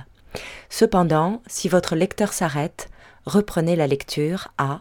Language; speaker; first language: French; native; French